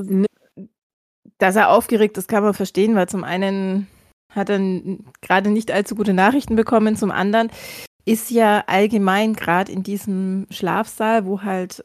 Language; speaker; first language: German; native; German